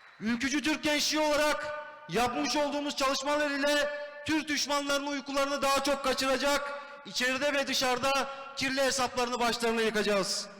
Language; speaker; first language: Turkish; native; Turkish